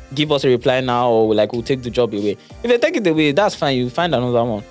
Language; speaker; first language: English; non-native, local second language; Yoruba